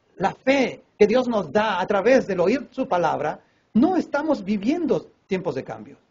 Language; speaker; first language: Spanish; native; Spanish